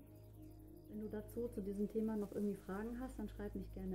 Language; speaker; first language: German; native; German